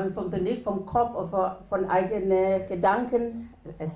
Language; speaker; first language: German; non-native, learner; Thai